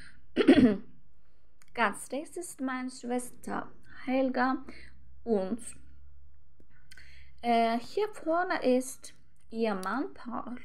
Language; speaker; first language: German; non-native, learner; Turkish